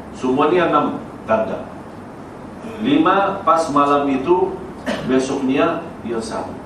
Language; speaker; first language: Malay; non-native, fluent; Arabic